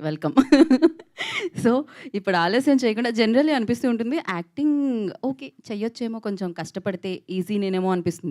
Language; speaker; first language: Telugu; native; Telugu